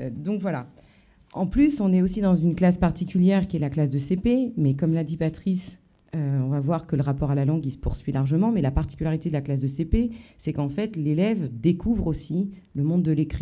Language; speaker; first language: French; native; French